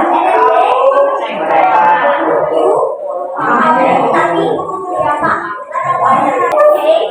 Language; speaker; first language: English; non-native, fluent; Indonesian